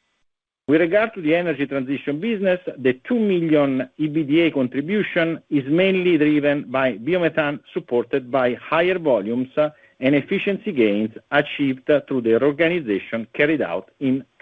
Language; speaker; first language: English; non-native, fluent; Italian